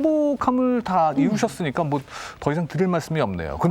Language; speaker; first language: Korean; native; Korean